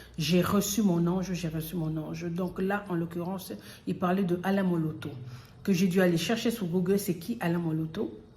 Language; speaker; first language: French; early bilingual, other home language; Lingala